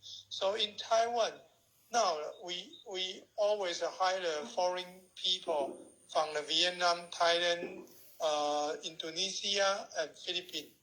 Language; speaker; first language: English; non-native, learner; Chinese